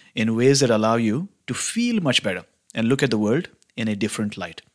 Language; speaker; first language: English; non-native, local second language; Hindi